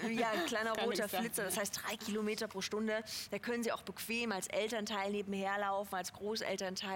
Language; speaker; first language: German; native; German